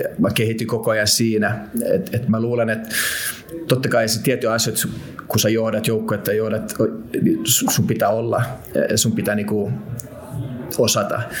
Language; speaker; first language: Finnish; non-native, local second language; Swedish